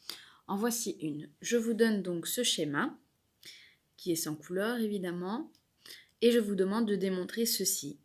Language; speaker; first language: French; native; French